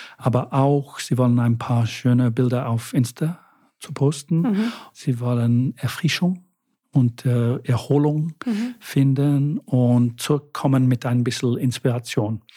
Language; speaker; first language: German; non-native, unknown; English